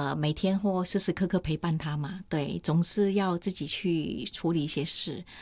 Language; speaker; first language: Chinese; non-native, fluent; Vietnamese